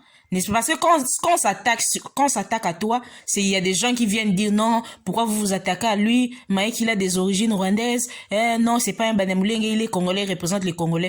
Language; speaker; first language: French; non-native, local second language; Lingala